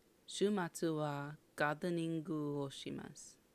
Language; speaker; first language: Japanese; non-native, learner; English